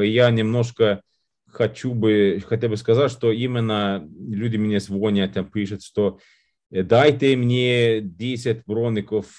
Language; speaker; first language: Russian; non-native, fluent; Lithuanian